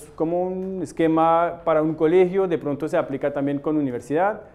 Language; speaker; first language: Spanish; non-native, fluent; French